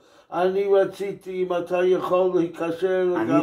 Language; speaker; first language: Hebrew; non-native, fluent; English